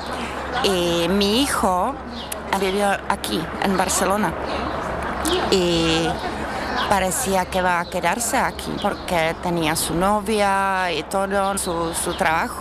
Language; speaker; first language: Spanish; non-native, learner; Czech